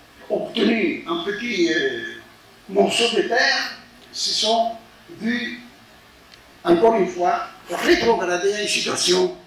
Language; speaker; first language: French; non-native, fluent; Spanish